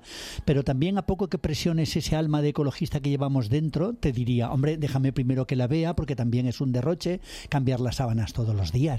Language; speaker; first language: Spanish; native; Spanish